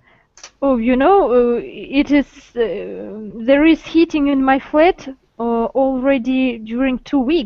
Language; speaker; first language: English; non-native, learner; Russian